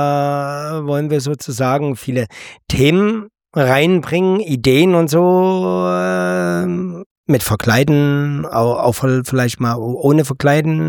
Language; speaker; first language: German; native; German